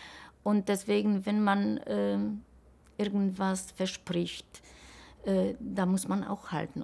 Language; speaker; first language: German; non-native, local second language; Polish